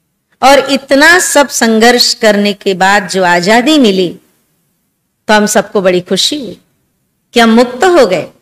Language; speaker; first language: Hindi; native; Hindi